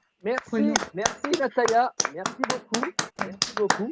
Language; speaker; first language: French; native; French